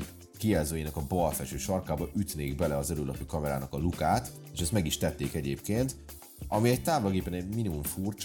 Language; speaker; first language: Hungarian; native; Hungarian